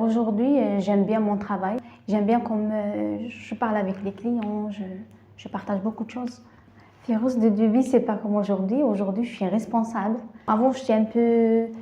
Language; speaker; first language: French; non-native, learner; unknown